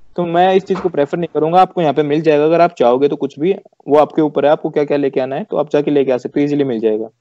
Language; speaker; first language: Hindi; native; Hindi